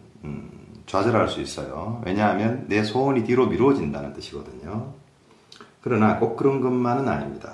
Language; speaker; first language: Korean; native; Korean